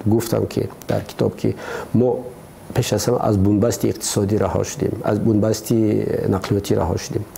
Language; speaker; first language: Persian; native; Persian